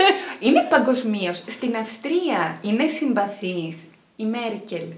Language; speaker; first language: Greek; native; Greek